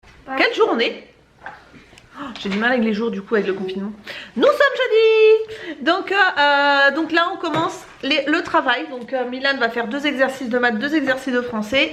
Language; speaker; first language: French; native; French